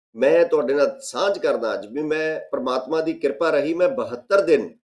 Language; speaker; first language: Punjabi; native; Punjabi